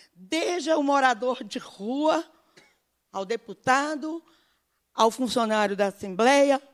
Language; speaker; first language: Portuguese; native; Portuguese